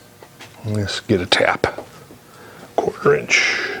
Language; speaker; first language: English; native; English